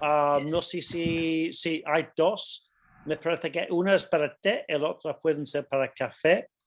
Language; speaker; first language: Spanish; non-native, fluent; English